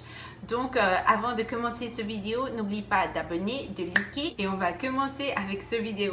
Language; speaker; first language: French; non-native, fluent; Spanish